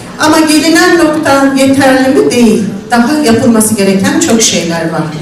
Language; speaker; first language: Turkish; non-native, local second language; Adyghe